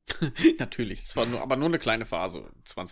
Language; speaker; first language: German; native; German